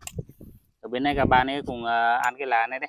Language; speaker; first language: Portuguese; non-native, learner; Vietnamese